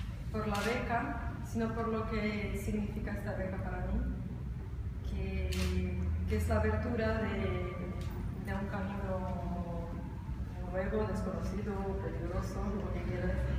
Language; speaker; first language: Spanish; non-native, fluent; Portuguese